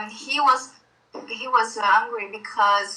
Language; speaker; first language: English; non-native, learner; Portuguese